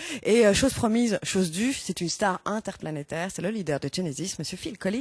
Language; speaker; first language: French; native; French